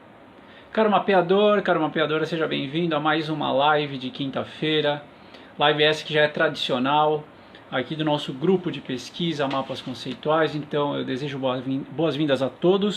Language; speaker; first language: Portuguese; native; Portuguese